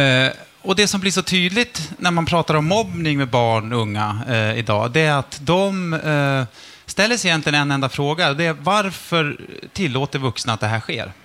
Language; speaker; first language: Swedish; native; Swedish